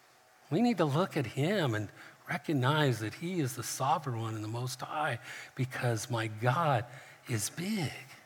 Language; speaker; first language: English; native; English